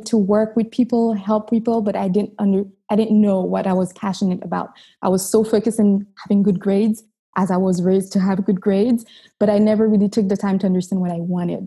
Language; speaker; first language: English; non-native, fluent; Haitian Creole